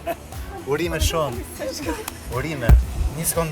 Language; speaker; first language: Albanian; native; Albanian